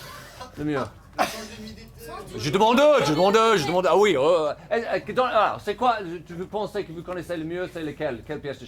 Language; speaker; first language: French; native; French